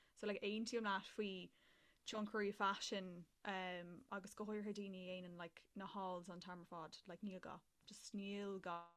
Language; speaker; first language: Irish; native; Irish